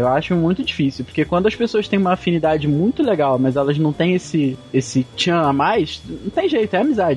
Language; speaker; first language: Portuguese; native; Portuguese